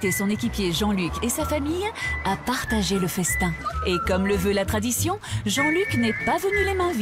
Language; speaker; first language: French; native; French